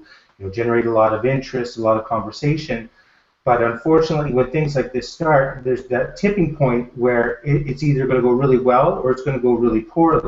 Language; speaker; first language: English; native; English